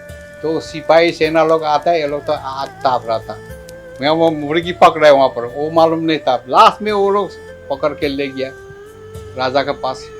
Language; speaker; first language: Hindi; non-native, local second language; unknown